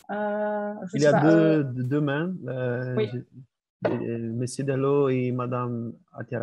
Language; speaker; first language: French; non-native, learner; Spanish